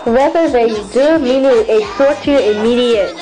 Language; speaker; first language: French; non-native, learner; English